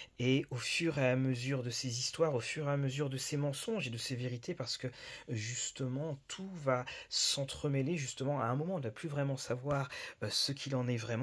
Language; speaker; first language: French; native; French